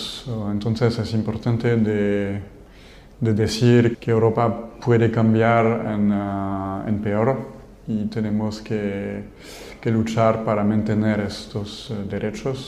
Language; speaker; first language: Spanish; non-native, learner; French